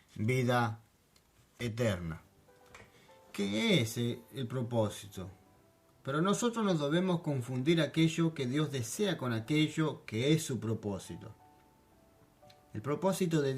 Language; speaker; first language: Spanish; non-native, fluent; French